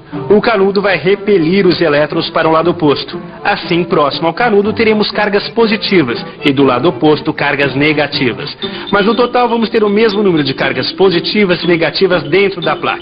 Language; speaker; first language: Portuguese; native; Portuguese